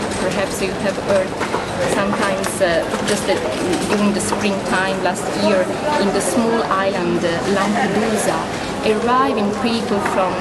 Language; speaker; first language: English; non-native, fluent; Italian